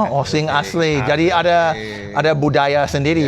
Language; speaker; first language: Indonesian; non-native, fluent; English